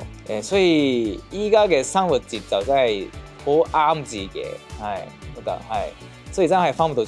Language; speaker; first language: Cantonese; non-native, fluent; Japanese